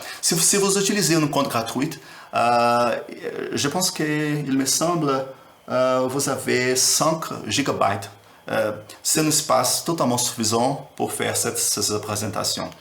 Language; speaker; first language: French; non-native, learner; Portuguese